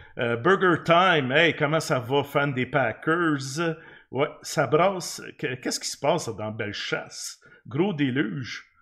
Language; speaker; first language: French; native; French